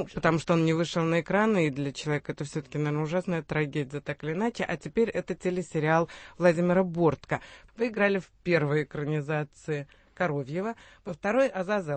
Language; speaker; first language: Russian; native; Russian